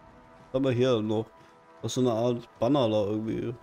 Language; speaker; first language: German; native; German